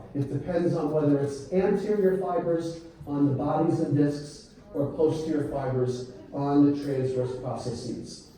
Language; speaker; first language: English; native; English